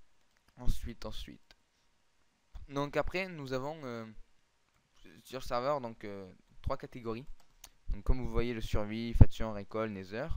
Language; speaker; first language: French; native; French